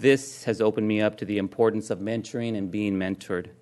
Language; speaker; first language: English; native; English